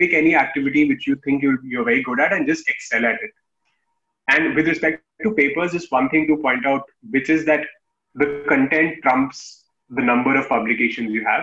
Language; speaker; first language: English; non-native, local second language; Hindi